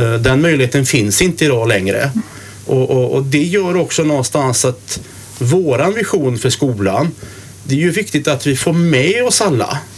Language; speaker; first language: Swedish; native; Swedish